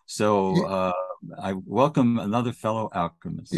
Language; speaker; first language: English; native; English